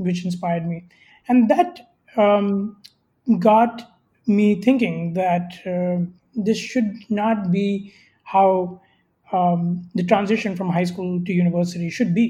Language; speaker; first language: English; non-native, local second language; Hindi